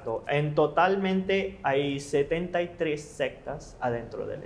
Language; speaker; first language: Spanish; non-native, learner; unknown